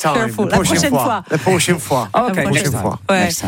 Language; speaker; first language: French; non-native, learner; English